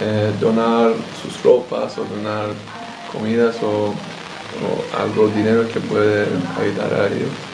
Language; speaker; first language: Spanish; non-native, learner; English